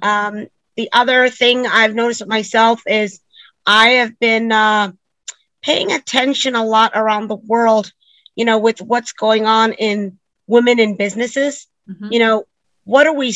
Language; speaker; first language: English; native; English